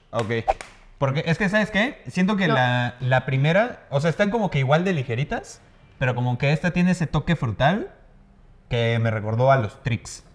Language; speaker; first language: Spanish; native; Spanish